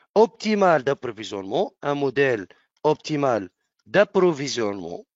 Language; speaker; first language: French; non-native, local second language; Arabic